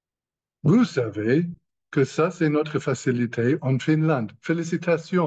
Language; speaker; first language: French; non-native, learner; English